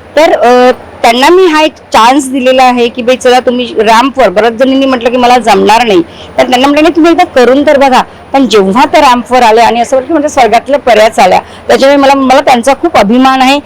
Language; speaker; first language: Marathi; native; Marathi